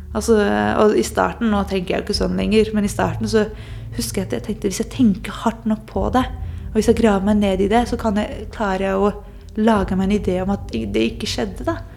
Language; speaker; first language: Norwegian; early bilingual, other home language; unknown